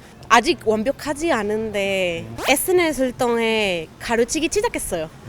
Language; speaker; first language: Korean; early bilingual, other home language; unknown